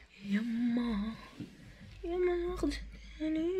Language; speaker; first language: Arabic; native; Arabic